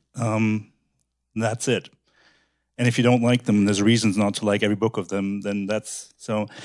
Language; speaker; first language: English; early bilingual, other home language; German